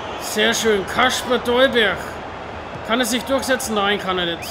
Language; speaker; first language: German; native; German